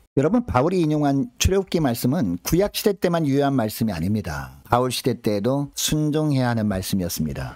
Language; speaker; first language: Korean; native; Korean